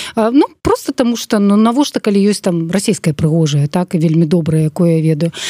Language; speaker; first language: Belarusian; non-native, local second language; Russian